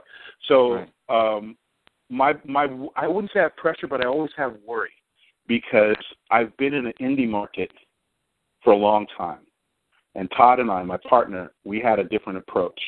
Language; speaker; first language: English; native; English